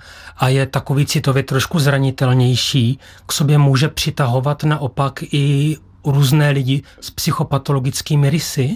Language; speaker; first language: Czech; native; Czech